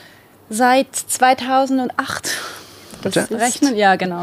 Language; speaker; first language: German; native; German